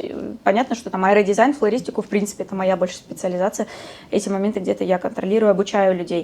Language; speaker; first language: Russian; native; Russian